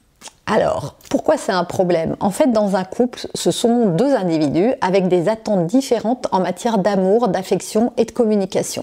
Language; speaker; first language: French; native; French